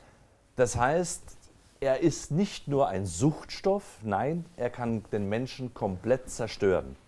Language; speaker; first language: German; native; German